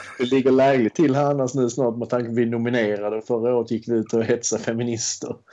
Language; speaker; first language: Swedish; native; Swedish